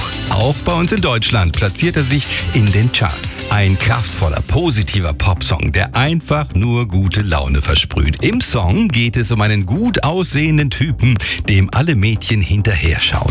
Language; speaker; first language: German; native; German